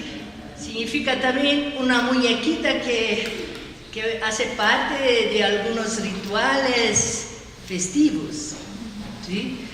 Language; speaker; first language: Spanish; non-native, learner; Portuguese